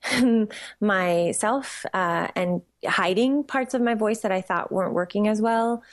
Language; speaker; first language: English; native; English